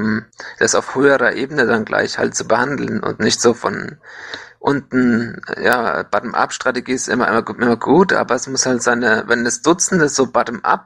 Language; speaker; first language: German; native; German